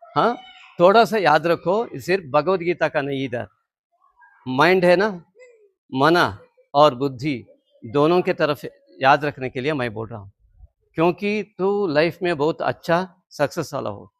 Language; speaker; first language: Hindi; non-native, local second language; Kannada